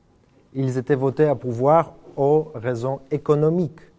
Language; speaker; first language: French; non-native, fluent; Polish